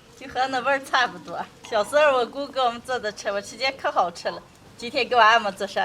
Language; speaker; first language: Chinese; native; Chinese